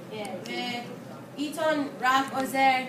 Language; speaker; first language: Hebrew; early bilingual, other home language; English